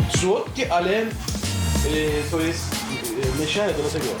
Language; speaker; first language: Polish; non-native, learner; Turkish